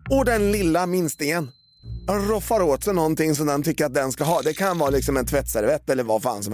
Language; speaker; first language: Swedish; native; Swedish